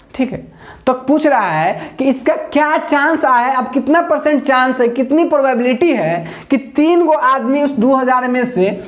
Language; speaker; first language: Hindi; native; Hindi